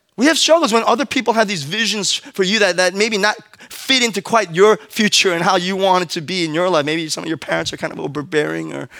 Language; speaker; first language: English; early bilingual, other home language; Korean